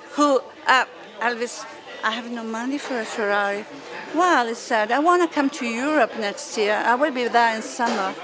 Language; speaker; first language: English; non-native, fluent; Italian